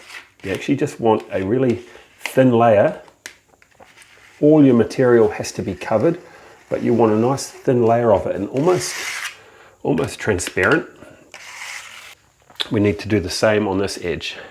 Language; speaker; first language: English; native; English